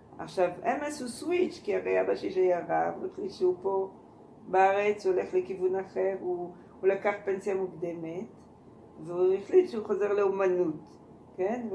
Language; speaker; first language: Hebrew; non-native, fluent; French